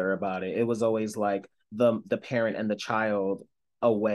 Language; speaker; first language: English; native; English